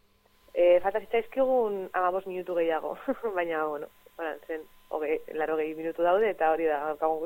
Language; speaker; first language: Basque; non-native, local second language; Spanish